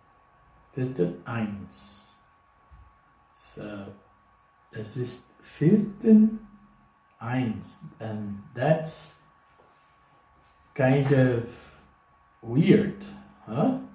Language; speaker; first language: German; non-native, fluent; English